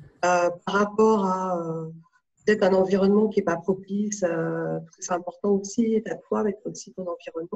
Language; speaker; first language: French; native; French